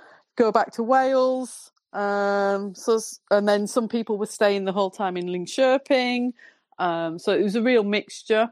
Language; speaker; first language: English; native; English